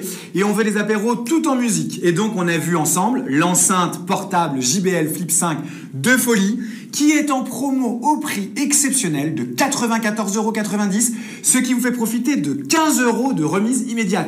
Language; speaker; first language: French; native; French